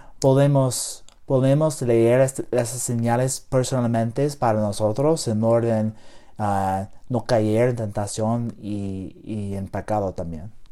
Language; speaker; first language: Spanish; non-native, learner; English